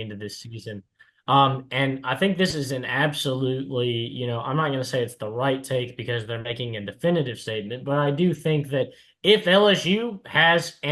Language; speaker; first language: English; native; English